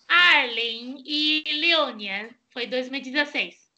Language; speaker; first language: Portuguese; non-native, fluent; Chinese